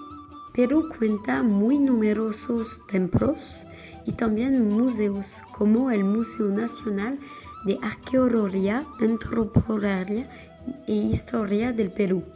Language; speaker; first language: Spanish; non-native, learner; French